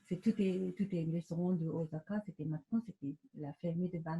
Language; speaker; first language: French; non-native, learner; Japanese